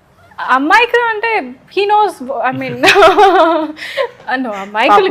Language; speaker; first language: Telugu; native; Telugu